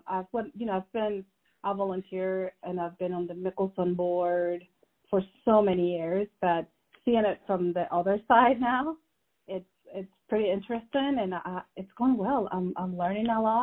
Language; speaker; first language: English; non-native, fluent; Spanish